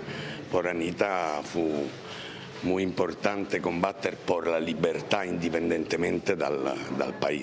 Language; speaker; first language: Spanish; non-native, learner; Italian